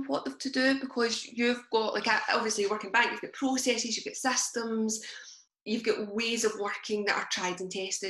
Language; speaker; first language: English; native; English